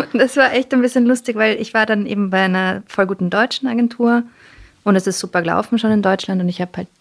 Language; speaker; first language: German; non-native, local second language; English